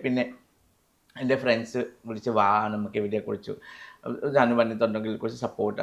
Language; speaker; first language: Malayalam; non-native, fluent; Assamese